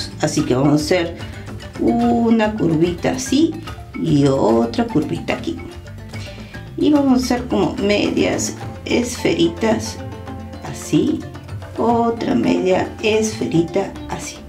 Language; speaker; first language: Spanish; native; Spanish